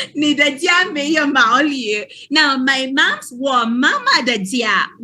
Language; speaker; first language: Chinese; non-native, fluent; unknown